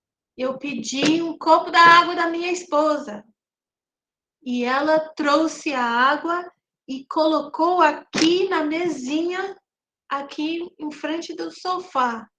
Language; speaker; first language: Portuguese; non-native, fluent; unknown